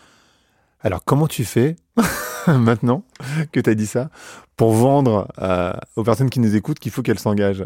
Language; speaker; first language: French; native; French